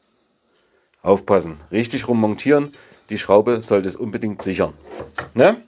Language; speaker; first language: German; native; German